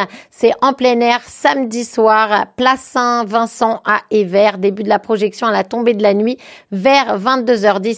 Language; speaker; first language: French; native; French